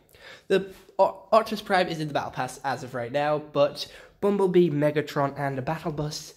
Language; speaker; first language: English; native; English